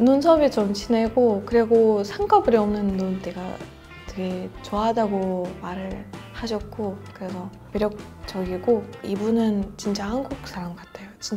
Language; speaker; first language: Korean; non-native, fluent; Russian